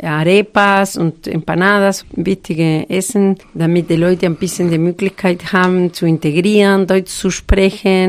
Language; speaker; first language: German; non-native, fluent; Spanish